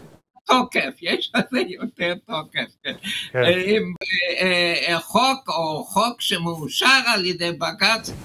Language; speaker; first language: Hebrew; non-native, fluent; English